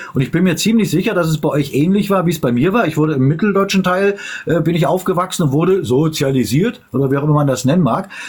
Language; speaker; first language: German; native; German